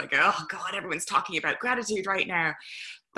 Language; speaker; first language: English; native; English